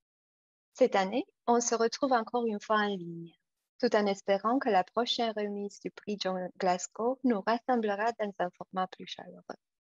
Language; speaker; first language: French; non-native, fluent; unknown